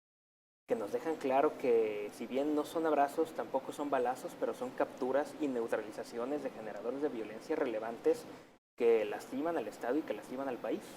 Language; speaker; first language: Spanish; native; Spanish